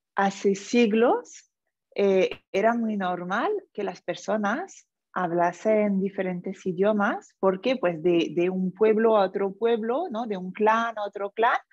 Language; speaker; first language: Spanish; non-native, fluent; French